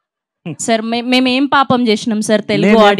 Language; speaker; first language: Telugu; native; Telugu